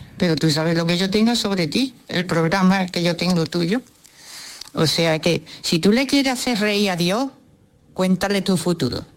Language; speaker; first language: Spanish; early bilingual, other home language; Russian